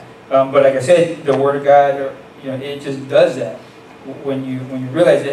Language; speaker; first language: English; native; English